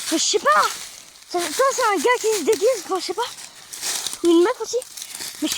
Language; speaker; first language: French; native; French